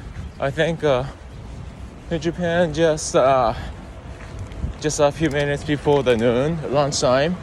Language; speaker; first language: English; non-native, learner; Japanese